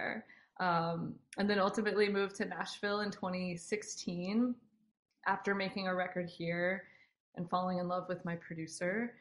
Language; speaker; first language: English; native; English